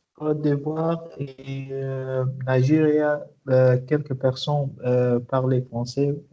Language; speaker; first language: French; non-native, learner; Arabic